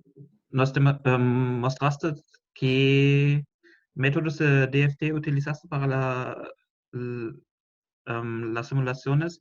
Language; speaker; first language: Spanish; non-native, fluent; German